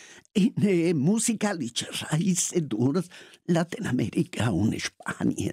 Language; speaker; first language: German; non-native, learner; Slovenian